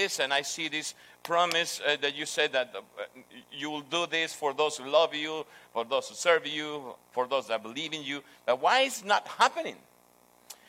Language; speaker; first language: English; non-native, fluent; Spanish